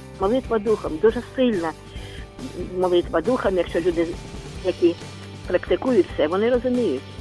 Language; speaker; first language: Ukrainian; non-native, local second language; Russian